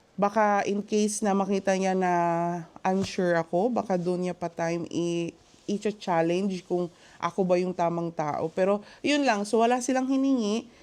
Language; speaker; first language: Filipino; native; Filipino